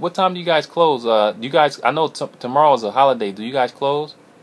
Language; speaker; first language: English; native; English